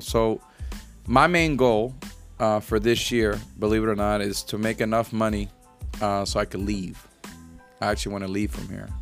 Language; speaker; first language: English; early bilingual, other home language; Spanish